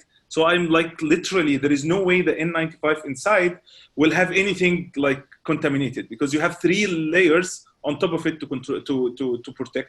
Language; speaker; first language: English; non-native, fluent; Arabic